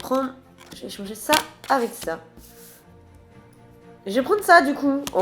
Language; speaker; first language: French; native; French